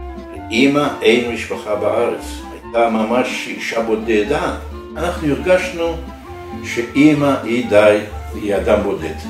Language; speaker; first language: Hebrew; early bilingual, other home language; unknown